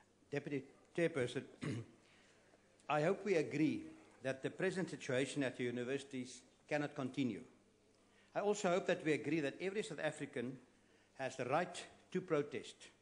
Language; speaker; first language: English; non-native, local second language; Afrikaans